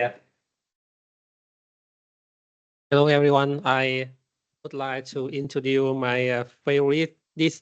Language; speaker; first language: English; non-native, learner; Vietnamese